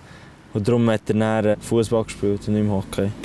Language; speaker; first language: German; non-native, fluent; Latvian